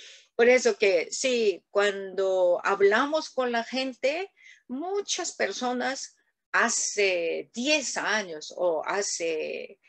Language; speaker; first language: Spanish; non-native, learner; Korean